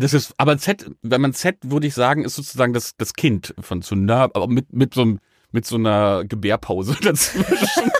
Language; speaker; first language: German; native; German